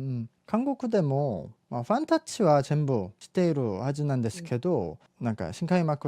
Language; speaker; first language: Japanese; non-native, fluent; Korean